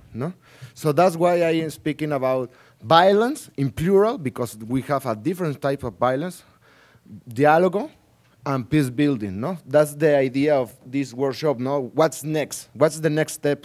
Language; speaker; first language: English; non-native, learner; Spanish